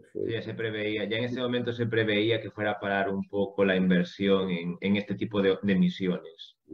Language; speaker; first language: Spanish; native; Spanish